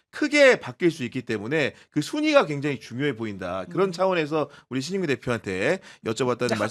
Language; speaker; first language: Korean; native; Korean